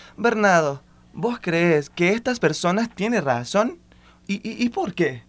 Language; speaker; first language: Spanish; non-native, fluent; Portuguese